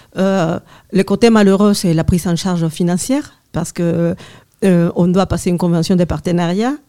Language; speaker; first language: French; non-native, fluent; Spanish